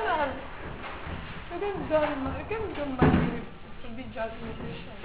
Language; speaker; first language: English; non-native, learner; French